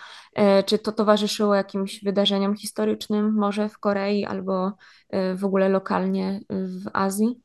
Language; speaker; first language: Polish; native; Polish